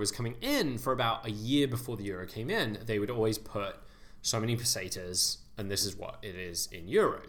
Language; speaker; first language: English; native; English